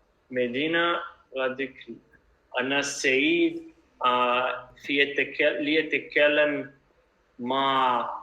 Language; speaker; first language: Arabic; non-native, learner; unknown